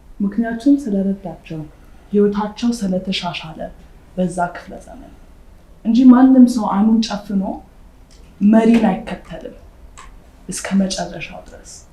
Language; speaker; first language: Amharic; early bilingual, heritage; Amharic